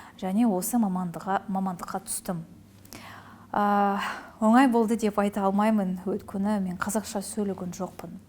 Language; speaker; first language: Kazakh; non-native, local second language; Russian